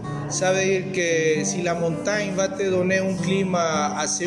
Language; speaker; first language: French; non-native, fluent; Spanish